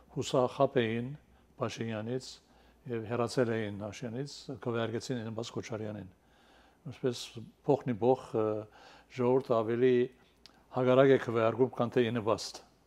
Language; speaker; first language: Armenian; early bilingual, heritage; Armenian